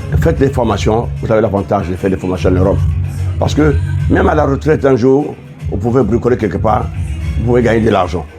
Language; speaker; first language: French; non-native, local second language; Lingala